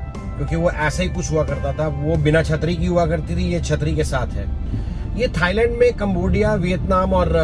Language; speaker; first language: Hindi; native; Hindi